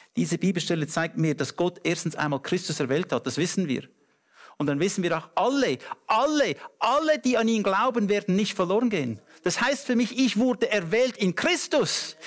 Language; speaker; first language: German; non-native, fluent; English